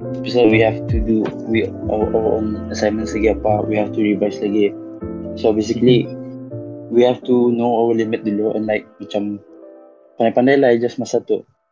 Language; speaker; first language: English; non-native, local second language; Malay